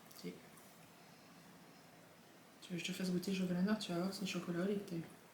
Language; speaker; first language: French; native; French